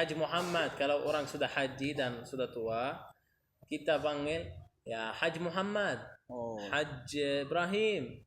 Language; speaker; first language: Indonesian; non-native, learner; Arabic